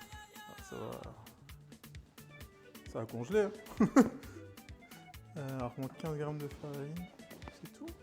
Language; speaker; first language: French; native; French